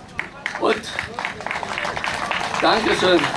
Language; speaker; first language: German; non-native, fluent; Japanese